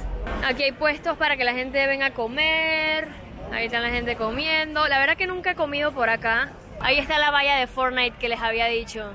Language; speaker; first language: Spanish; native; Spanish